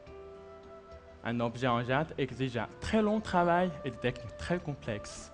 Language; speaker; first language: French; non-native, fluent; Chinese